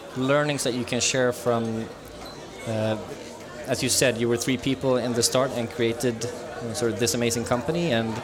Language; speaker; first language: English; non-native, fluent; Swedish